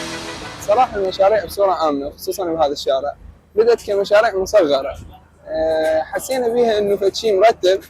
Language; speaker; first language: Arabic; native; Arabic